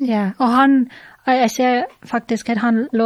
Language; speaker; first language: Norwegian; non-native, fluent; English